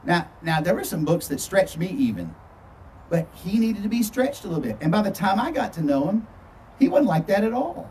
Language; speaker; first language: English; native; English